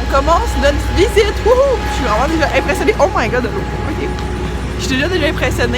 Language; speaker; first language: French; native; French